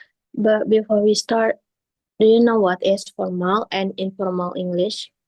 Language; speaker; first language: English; non-native, learner; Indonesian